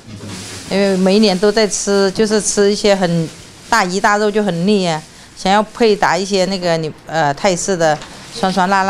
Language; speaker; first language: Chinese; non-native, fluent; Thai